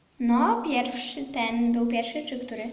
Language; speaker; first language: Polish; early bilingual, heritage; Polish